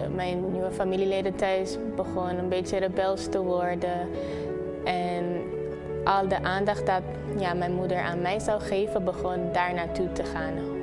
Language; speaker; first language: Dutch; non-native, local second language; Papiamento